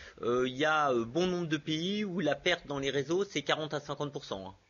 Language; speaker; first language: French; native; French